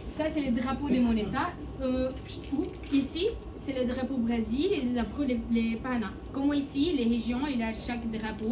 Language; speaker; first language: French; non-native, learner; Portuguese